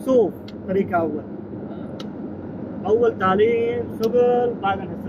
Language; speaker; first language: Arabic; non-native, learner; Hindi